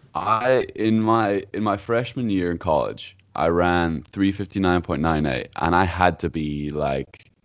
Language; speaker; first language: English; native; English